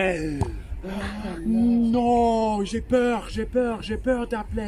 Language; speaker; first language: French; non-native, learner; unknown